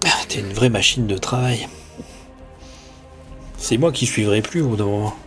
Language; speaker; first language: French; native; French